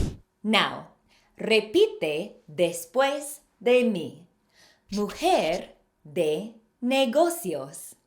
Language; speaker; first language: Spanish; non-native, fluent; English